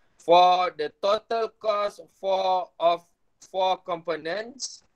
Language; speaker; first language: English; non-native, local second language; Malay